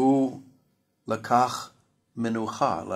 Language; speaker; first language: Hebrew; non-native, fluent; English